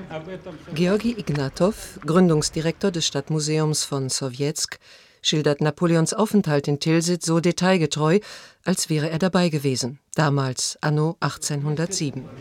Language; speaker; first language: German; native; German